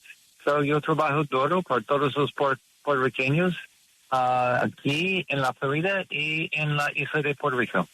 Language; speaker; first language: Spanish; non-native, learner; English